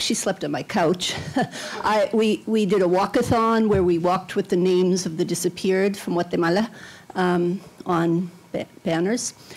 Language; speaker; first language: English; native; English